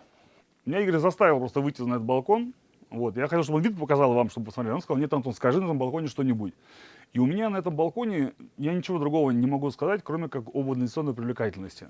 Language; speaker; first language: Russian; native; Russian